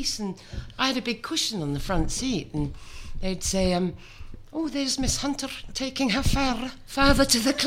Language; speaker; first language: English; native; English